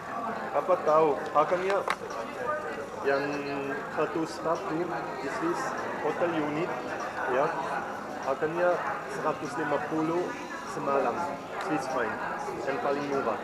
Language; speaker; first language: Indonesian; non-native, fluent; German